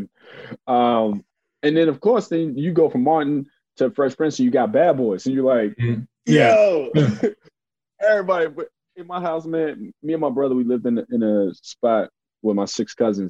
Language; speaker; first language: English; native; English